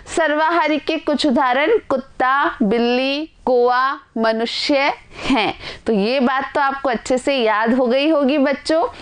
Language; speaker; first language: Hindi; native; Hindi